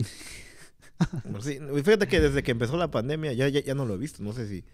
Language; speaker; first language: Spanish; early bilingual, heritage; Spanish